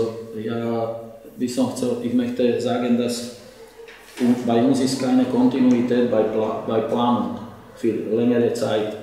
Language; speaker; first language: German; non-native, learner; Slovak